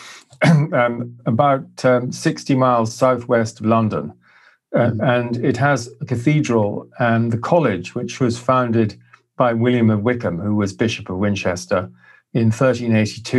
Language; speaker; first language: English; native; English